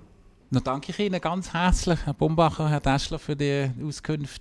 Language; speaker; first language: German; native; German